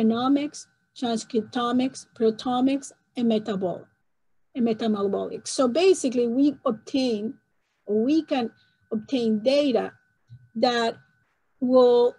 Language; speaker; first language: English; non-native, fluent; Spanish